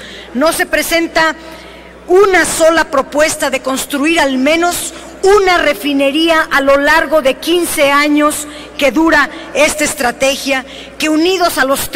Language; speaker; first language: Spanish; native; Spanish